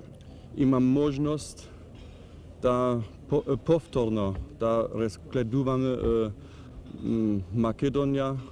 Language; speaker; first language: Macedonian; non-native, learner; German